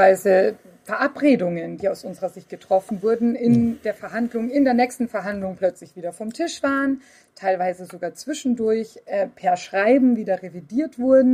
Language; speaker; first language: German; native; German